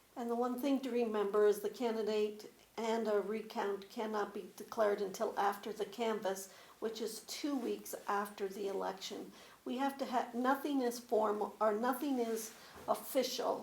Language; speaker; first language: English; native; English